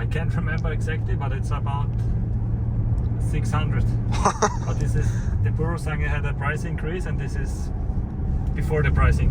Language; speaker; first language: English; non-native, fluent; German